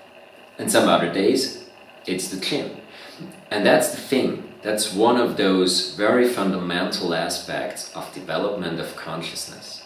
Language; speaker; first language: English; non-native, fluent; German